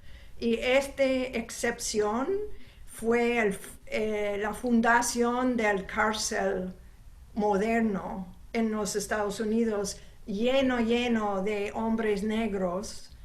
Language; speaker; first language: Spanish; non-native, fluent; English